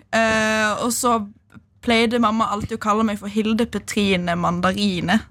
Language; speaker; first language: Norwegian; native; Norwegian